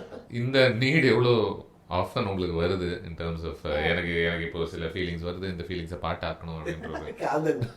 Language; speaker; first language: Tamil; native; Tamil